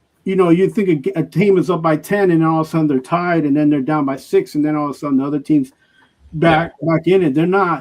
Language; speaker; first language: English; native; English